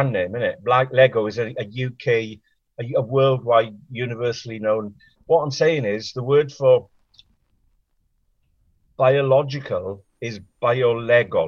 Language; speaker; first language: English; non-native, local second language; Welsh